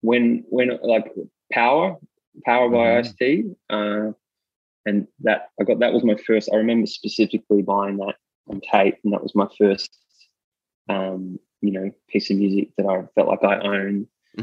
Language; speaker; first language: English; native; English